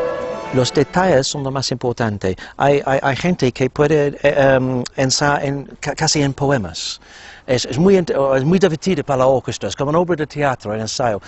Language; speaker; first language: Spanish; non-native, fluent; English